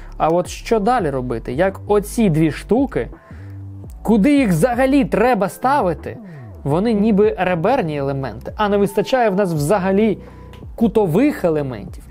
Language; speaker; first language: Ukrainian; non-native, local second language; Russian